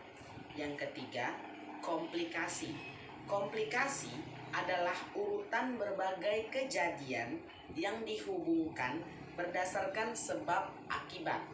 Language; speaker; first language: Indonesian; native; Indonesian